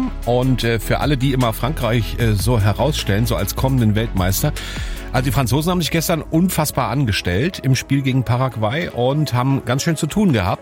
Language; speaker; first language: German; native; German